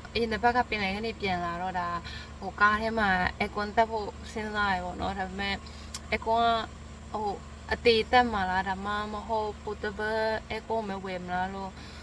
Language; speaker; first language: Burmese; native; Burmese